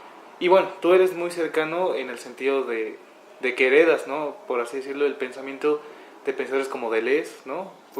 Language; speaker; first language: Spanish; native; Spanish